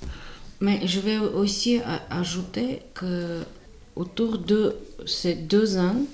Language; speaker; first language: French; non-native, fluent; Armenian